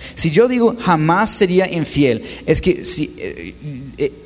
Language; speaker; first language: Spanish; non-native, fluent; English